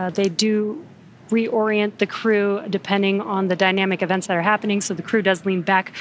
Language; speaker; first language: English; native; English